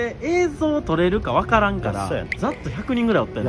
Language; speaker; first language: Japanese; native; Japanese